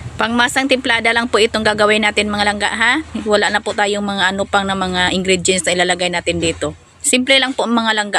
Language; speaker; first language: Filipino; non-native, local second language; Cebuano